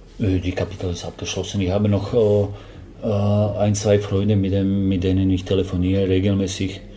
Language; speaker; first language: German; non-native, fluent; Slovak